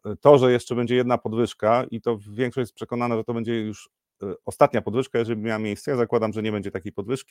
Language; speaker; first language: Polish; native; Polish